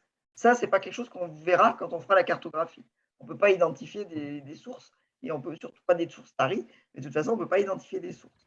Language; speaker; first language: French; native; French